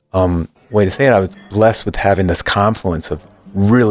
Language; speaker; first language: English; native; English